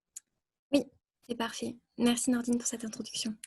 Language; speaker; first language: French; native; French